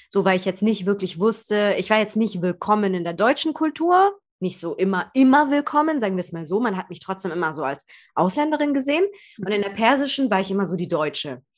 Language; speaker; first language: German; native; German